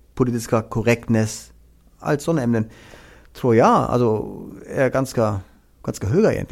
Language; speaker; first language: Swedish; non-native, fluent; German